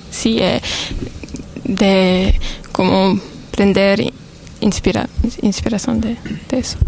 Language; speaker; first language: Spanish; non-native, learner; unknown